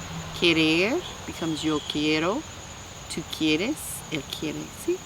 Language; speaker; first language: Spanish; non-native, fluent; English